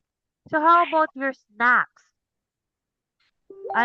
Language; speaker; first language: English; non-native, local second language; Cebuano